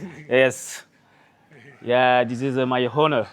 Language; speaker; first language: English; non-native, learner; French